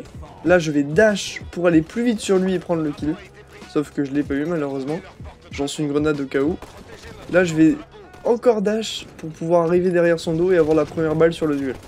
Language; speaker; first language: French; native; French